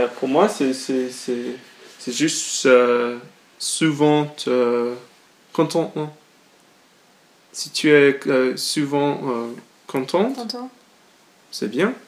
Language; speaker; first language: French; non-native, learner; English